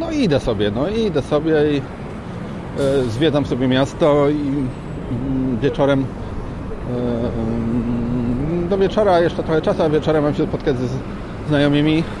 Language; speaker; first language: Polish; native; Polish